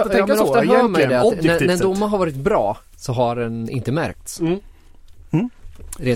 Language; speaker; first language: Swedish; native; Swedish